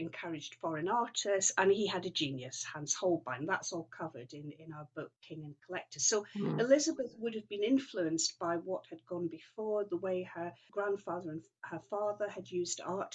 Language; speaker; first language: English; native; English